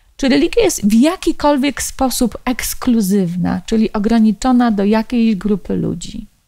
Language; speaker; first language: Polish; native; Polish